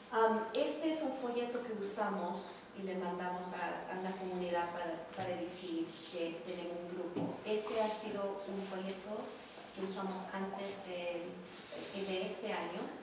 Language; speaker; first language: Spanish; early bilingual, heritage; Spanish